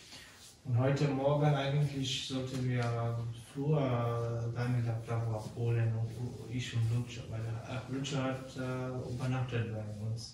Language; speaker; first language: German; non-native, learner; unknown